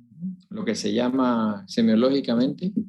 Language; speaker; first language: Spanish; native; Spanish